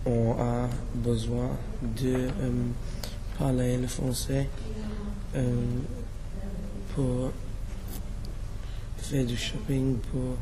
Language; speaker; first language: French; non-native, learner; English